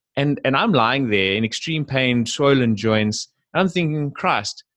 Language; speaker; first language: English; native; English